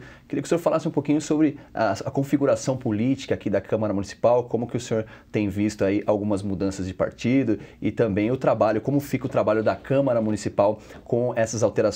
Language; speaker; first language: Portuguese; native; Portuguese